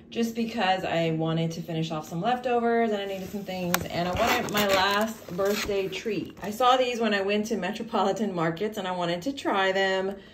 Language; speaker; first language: English; native; English